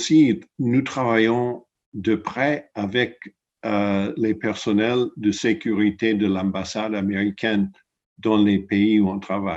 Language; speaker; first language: French; non-native, fluent; English